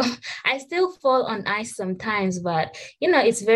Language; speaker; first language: English; non-native, local second language; Kinyarwanda